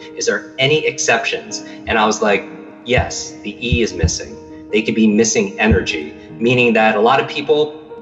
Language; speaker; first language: English; native; English